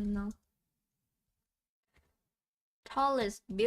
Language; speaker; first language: English; non-native, learner; Thai